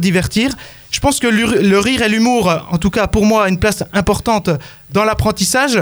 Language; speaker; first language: French; native; French